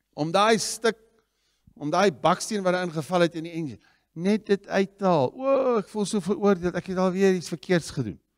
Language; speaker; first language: Afrikaans; native; Afrikaans